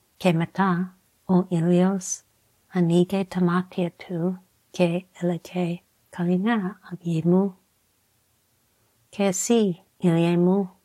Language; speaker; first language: Greek; non-native, learner; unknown